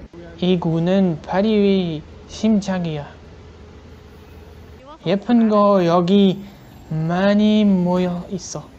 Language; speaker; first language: Korean; non-native, learner; French